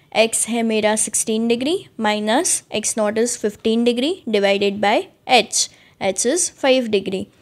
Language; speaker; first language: Hindi; native; Hindi